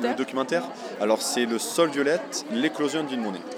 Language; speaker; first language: French; native; French